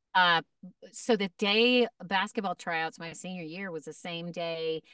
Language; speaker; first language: English; native; English